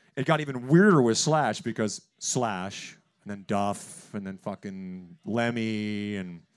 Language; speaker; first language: English; native; English